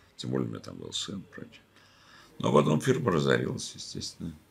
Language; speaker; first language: Russian; native; Russian